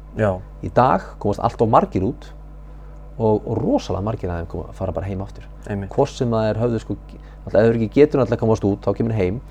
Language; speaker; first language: Icelandic; native; Icelandic